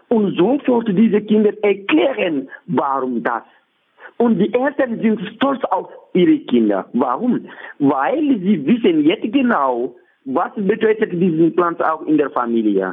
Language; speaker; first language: German; non-native, learner; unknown